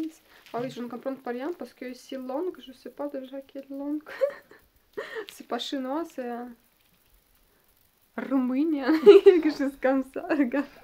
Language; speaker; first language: French; non-native, learner; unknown